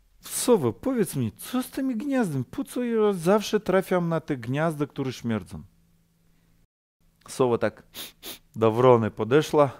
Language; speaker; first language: Polish; non-native, fluent; Ukrainian